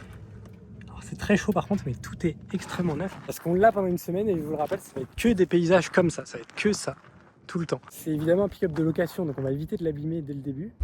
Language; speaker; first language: French; native; French